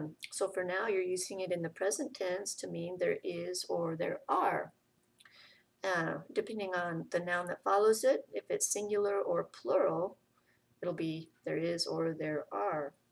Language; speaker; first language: English; native; English